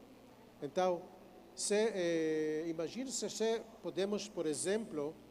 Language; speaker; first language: Portuguese; non-native, fluent; Hebrew